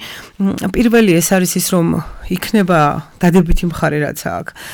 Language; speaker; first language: Georgian; native; Georgian